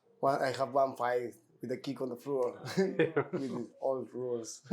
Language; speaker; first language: English; non-native, learner; Spanish